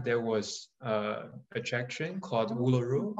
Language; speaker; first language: English; non-native, fluent; Chinese